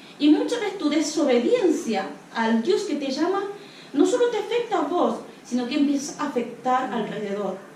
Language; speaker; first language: Spanish; non-native, local second language; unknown